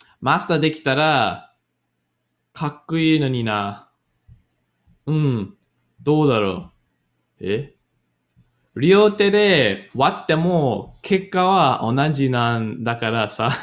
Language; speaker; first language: Japanese; non-native, learner; English